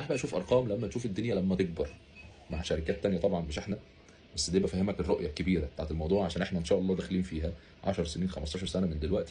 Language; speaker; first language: Arabic; native; Arabic